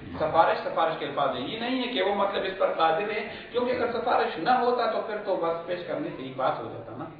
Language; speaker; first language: Urdu; non-native, local second language; Pashto